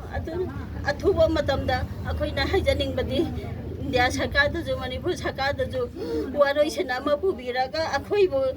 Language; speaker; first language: Manipuri; native; Manipuri